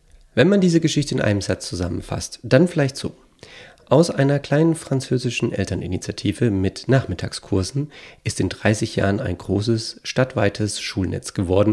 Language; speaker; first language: German; native; German